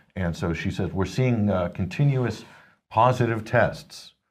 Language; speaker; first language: English; native; English